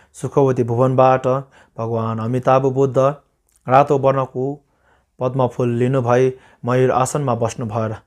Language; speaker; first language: Nepali; non-native, local second language; Sherpa